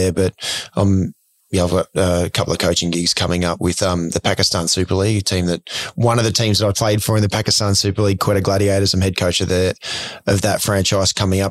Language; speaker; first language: English; native; English